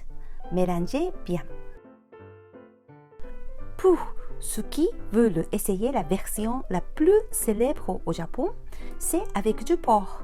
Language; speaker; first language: French; non-native, fluent; Japanese